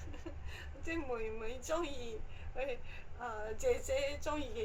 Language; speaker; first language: Cantonese; non-native, fluent; Japanese